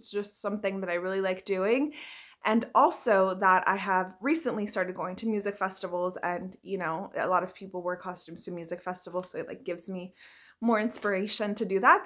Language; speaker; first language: English; early bilingual, other home language; Spanish